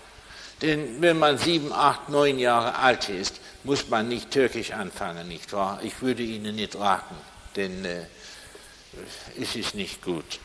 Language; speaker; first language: German; non-native, fluent; English